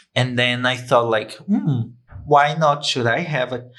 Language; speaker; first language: English; non-native, fluent; Portuguese